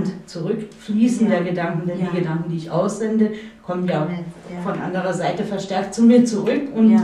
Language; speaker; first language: German; native; German